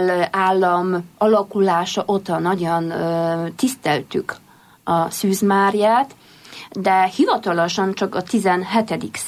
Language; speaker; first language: Hungarian; non-native, fluent; Polish